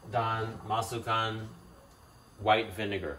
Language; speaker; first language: Indonesian; non-native, learner; English